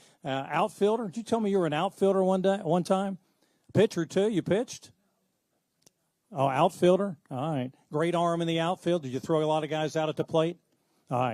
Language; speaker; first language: English; native; English